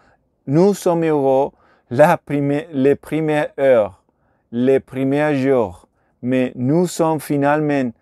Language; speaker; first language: French; non-native, learner; Spanish